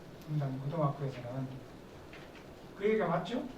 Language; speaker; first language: Korean; native; Korean